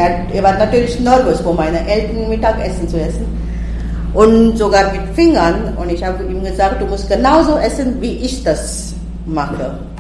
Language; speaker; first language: German; non-native, fluent; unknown